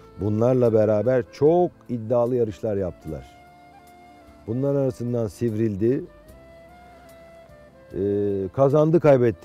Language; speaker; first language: Turkish; native; Turkish